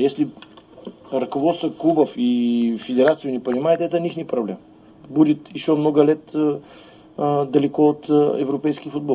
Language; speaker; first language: Russian; non-native, learner; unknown